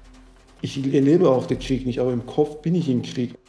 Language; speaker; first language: German; non-native, fluent; Persian